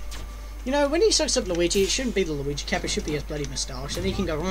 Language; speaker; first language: English; native; English